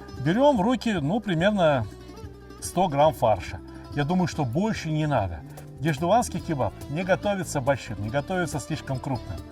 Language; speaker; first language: Russian; native; Russian